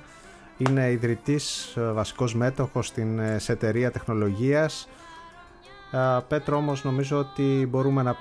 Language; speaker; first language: Greek; native; Greek